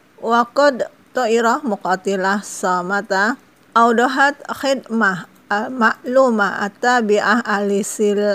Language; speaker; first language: Arabic; non-native, fluent; Indonesian